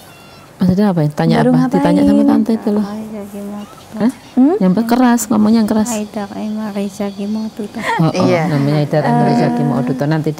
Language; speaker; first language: Indonesian; native; Indonesian